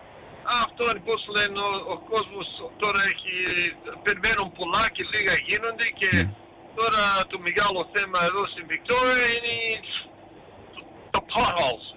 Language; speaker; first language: Greek; early bilingual, heritage; Greek